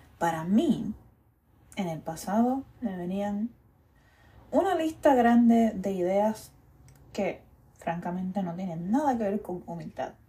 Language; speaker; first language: Spanish; early bilingual, heritage; Spanish